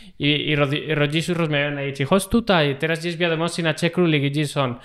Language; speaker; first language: Polish; non-native, learner; Spanish